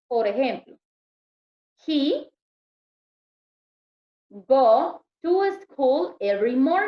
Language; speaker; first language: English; non-native, learner; Spanish